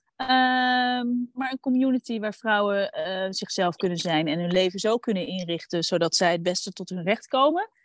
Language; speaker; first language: Dutch; native; Dutch